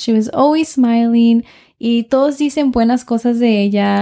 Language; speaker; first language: Spanish; early bilingual, heritage; Spanish